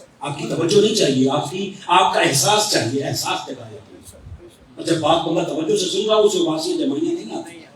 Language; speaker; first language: Urdu; non-native, local second language; Punjabi